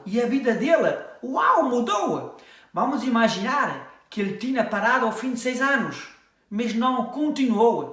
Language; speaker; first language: Portuguese; early bilingual, heritage; French